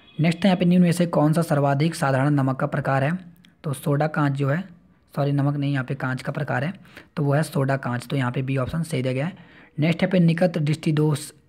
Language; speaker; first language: Hindi; native; Hindi